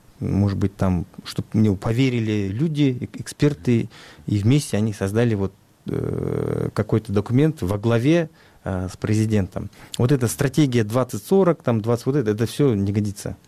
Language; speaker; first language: Russian; non-native, local second language; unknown